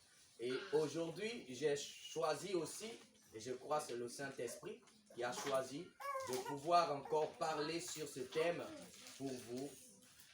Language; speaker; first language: French; non-native, local second language; Lingala